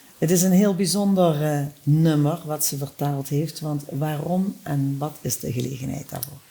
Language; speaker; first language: Dutch; native; Dutch